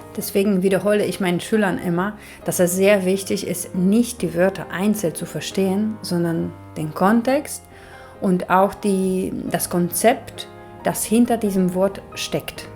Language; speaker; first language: German; non-native, fluent; Polish